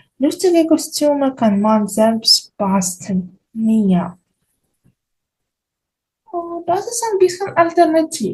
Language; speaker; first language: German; non-native, fluent; Ukrainian